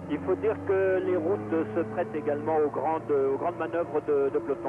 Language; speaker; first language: French; native; French